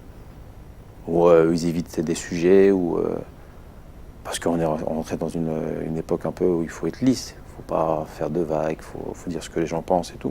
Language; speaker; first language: French; native; French